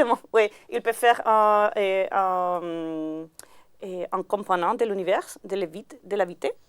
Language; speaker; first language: French; non-native, learner; Spanish